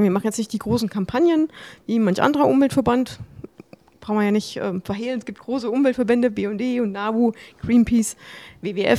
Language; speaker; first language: German; native; German